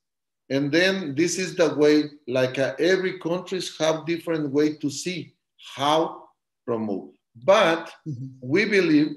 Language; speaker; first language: English; non-native, learner; Spanish